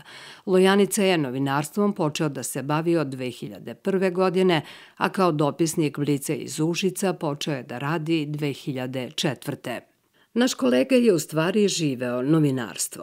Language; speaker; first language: Serbian; native; Serbian